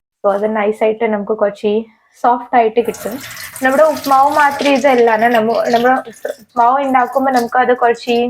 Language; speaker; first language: Malayalam; non-native, learner; Hindi